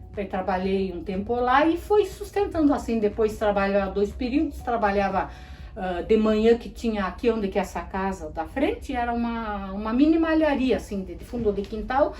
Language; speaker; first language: Portuguese; early bilingual, other home language; Polish